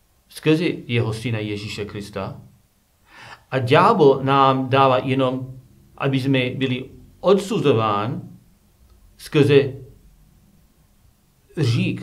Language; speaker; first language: Czech; non-native, learner; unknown